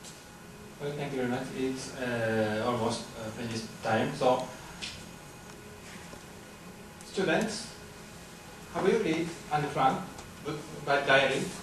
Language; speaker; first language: English; non-native, learner; Japanese